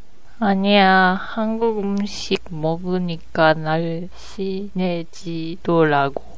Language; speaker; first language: Korean; non-native, learner; Japanese